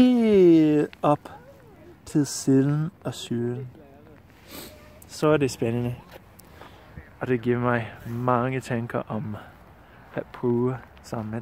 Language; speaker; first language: Danish; non-native, learner; English